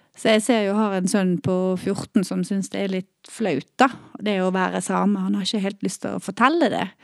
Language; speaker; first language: Norwegian; native; Norwegian